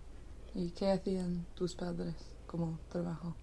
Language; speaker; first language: Spanish; non-native, fluent; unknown